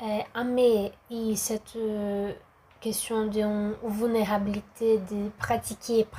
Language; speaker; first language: French; non-native, learner; Portuguese